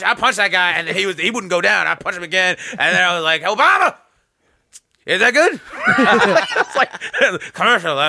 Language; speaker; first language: English; native; English